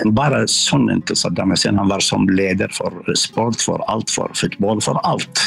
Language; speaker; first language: Norwegian; non-native, learner; Arabic